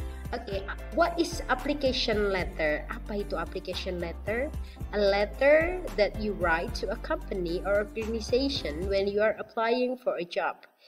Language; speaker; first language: English; non-native, fluent; Indonesian